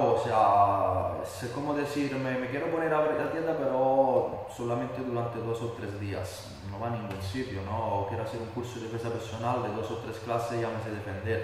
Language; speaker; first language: Spanish; non-native, fluent; Italian